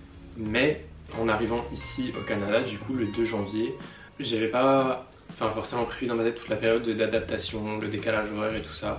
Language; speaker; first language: French; native; French